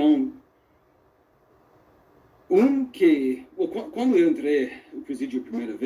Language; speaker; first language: Portuguese; non-native, fluent; English